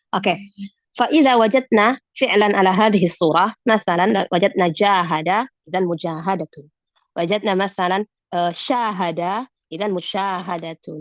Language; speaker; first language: Arabic; non-native, fluent; Indonesian